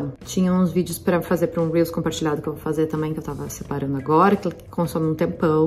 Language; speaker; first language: Portuguese; native; Portuguese